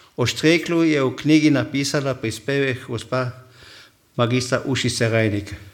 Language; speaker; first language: Slovenian; native; Slovenian